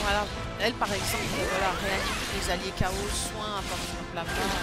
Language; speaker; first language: French; native; French